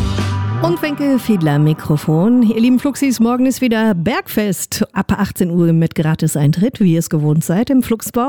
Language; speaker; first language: German; native; German